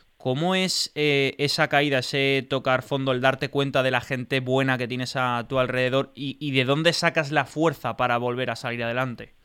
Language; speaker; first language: Spanish; native; Spanish